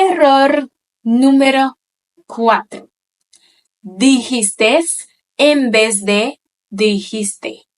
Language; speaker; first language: Spanish; non-native, fluent; Haitian Creole